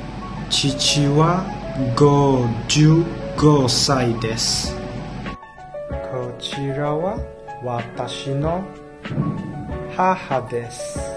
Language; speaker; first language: Japanese; non-native, learner; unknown